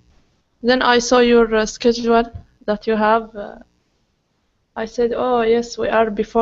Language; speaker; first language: English; non-native, learner; Arabic